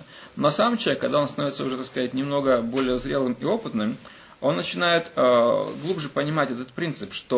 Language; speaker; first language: Russian; native; Russian